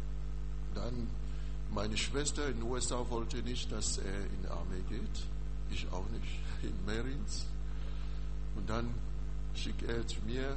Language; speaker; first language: German; non-native, learner; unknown